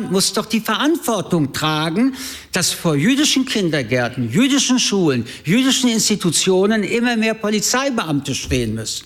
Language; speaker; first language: German; early bilingual, other home language; French